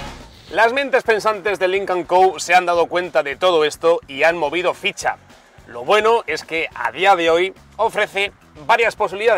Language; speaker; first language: Spanish; native; Spanish